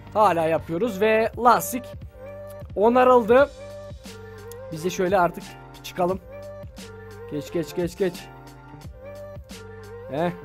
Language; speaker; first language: Turkish; native; Turkish